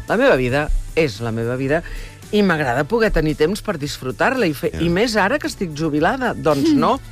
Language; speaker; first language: Catalan; early bilingual, heritage; Catalan